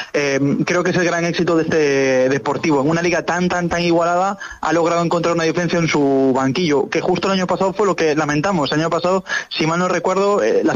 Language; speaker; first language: Spanish; native; Spanish